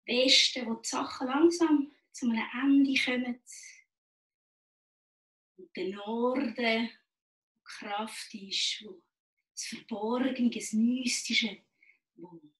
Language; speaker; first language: German; native; German